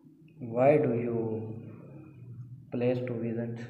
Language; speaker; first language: English; non-native, learner; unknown